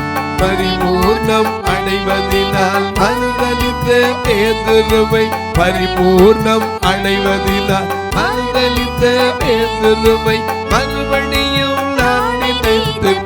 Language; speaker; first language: Tamil; native; Tamil